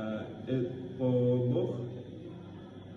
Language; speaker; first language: French; non-native, learner; Malay